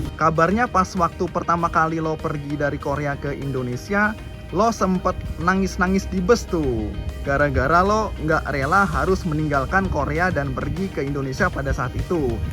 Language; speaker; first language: Indonesian; native; Indonesian